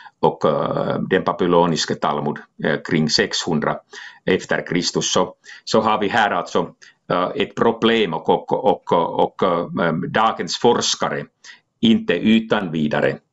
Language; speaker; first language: Swedish; non-native, local second language; Finnish